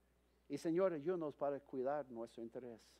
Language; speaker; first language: Spanish; non-native, fluent; English